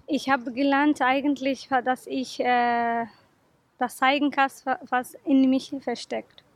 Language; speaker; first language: German; non-native, learner; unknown